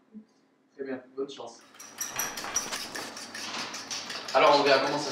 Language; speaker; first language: French; non-native, learner; English